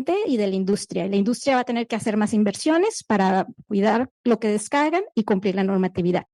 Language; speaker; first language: Spanish; native; Spanish